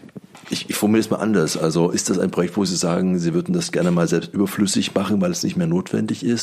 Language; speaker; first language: German; native; German